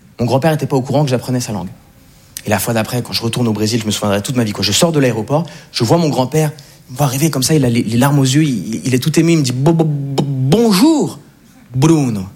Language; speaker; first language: French; native; French